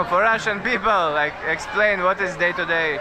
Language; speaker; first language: English; non-native, learner; Russian